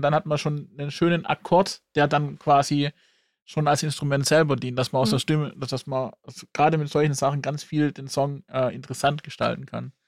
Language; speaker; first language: German; native; German